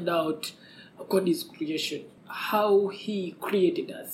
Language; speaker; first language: English; non-native, local second language; Ganda